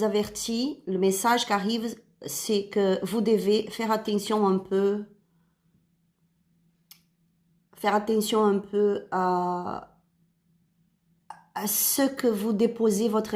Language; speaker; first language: French; non-native, learner; Spanish